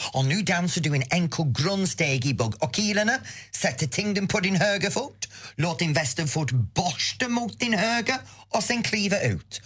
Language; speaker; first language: Swedish; non-native, fluent; English